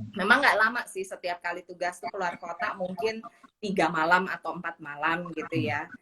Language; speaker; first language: Indonesian; native; Indonesian